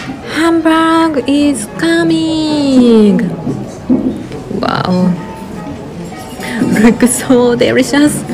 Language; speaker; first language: English; non-native, learner; Japanese